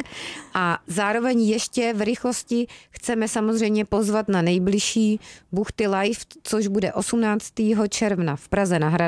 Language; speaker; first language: Czech; native; Czech